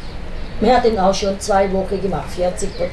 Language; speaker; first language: German; non-native, fluent; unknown